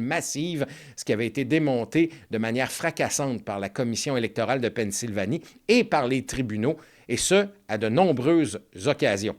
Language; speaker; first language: French; native; French